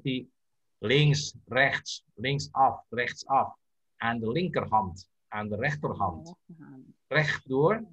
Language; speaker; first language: Dutch; non-native, learner; Indonesian